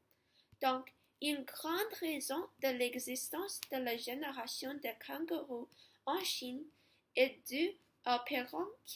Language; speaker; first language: French; non-native, learner; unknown